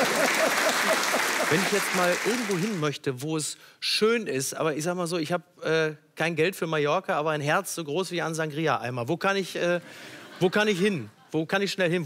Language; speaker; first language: German; native; German